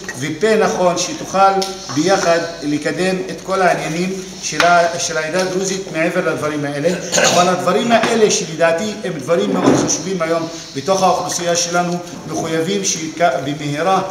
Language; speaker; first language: Hebrew; non-native, local second language; Arabic